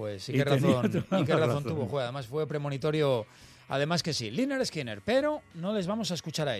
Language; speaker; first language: Spanish; native; Spanish